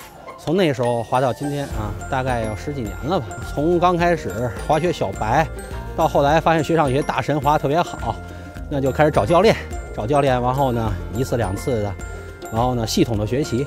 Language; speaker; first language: Chinese; native; Chinese